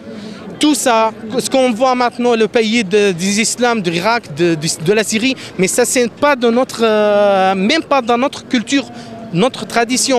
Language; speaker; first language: French; non-native, fluent; Arabic